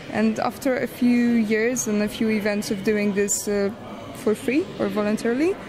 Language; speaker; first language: English; non-native, fluent; Polish